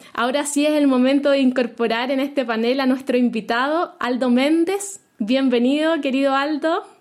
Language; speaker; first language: Spanish; native; Spanish